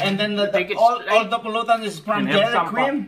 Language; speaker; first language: English; non-native, local second language; Filipino